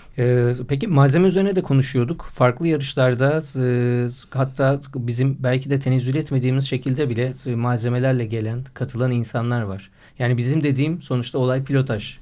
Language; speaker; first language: Turkish; native; Turkish